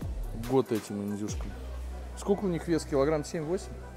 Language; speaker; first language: Russian; native; Russian